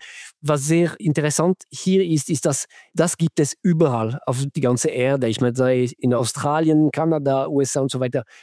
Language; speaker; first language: German; non-native, fluent; French